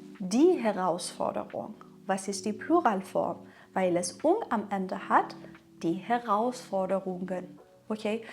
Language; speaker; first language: German; non-native, fluent; Persian